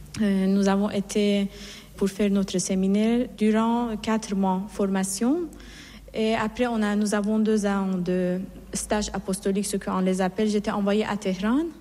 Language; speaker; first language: French; non-native, fluent; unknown